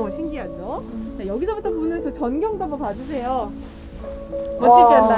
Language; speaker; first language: Korean; native; Korean